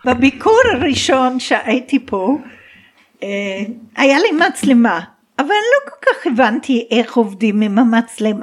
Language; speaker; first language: Hebrew; non-native, fluent; English